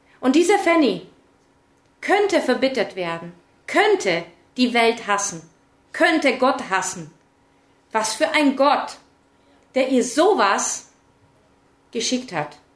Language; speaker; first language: German; early bilingual, other home language; Czech